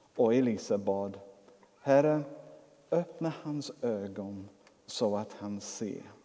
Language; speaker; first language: Swedish; non-native, fluent; English